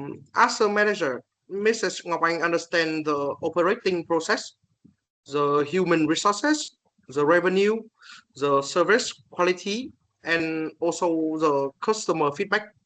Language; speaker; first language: English; non-native, learner; Vietnamese